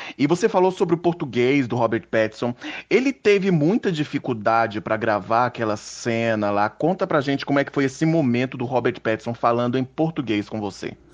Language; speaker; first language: Portuguese; native; Portuguese